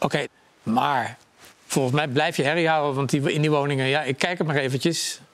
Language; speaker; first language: Dutch; native; Dutch